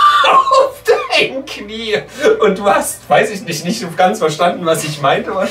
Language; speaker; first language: German; native; German